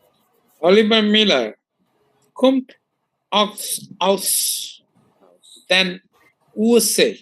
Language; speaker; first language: German; non-native, learner; Bangla